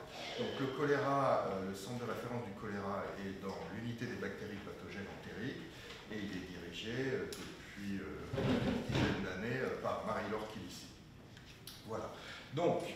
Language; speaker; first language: French; native; French